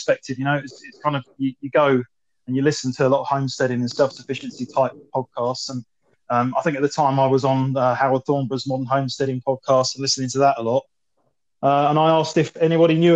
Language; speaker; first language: English; native; English